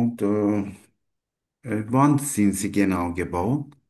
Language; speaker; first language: German; non-native, learner; Turkish